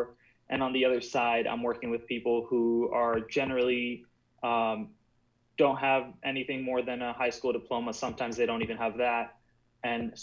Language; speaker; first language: English; native; English